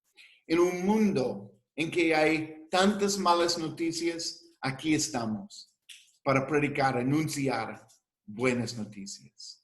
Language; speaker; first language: Spanish; non-native, fluent; English